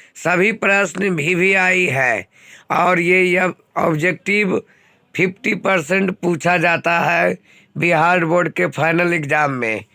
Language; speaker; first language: Hindi; native; Hindi